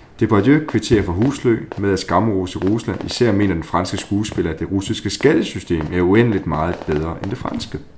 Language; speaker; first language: Danish; native; Danish